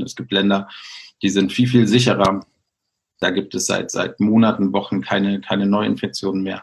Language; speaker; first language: German; native; German